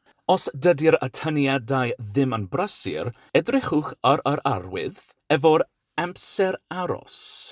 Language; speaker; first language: Welsh; non-native, learner; English